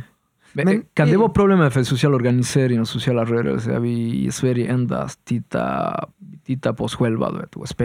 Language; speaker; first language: Swedish; non-native, fluent; Spanish